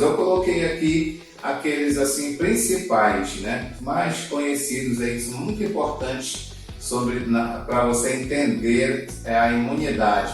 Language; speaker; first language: Portuguese; native; Portuguese